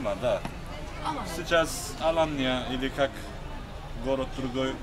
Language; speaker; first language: Russian; non-native, learner; Turkish